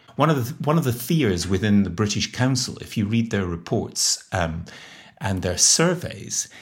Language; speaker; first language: English; native; English